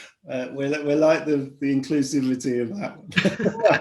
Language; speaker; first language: English; native; English